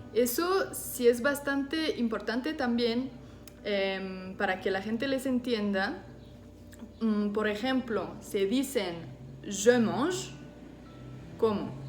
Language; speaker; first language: Spanish; non-native, fluent; French